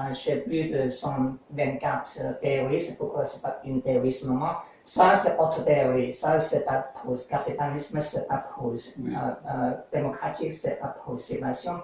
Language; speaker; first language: French; non-native, learner; English